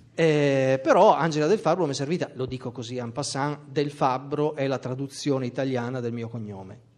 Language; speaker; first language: Italian; native; Italian